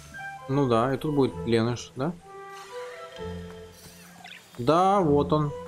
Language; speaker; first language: Russian; native; Russian